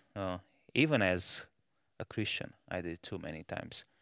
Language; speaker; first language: English; non-native, fluent; Romanian